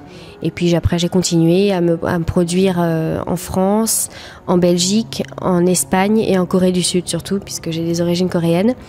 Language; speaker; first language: French; native; French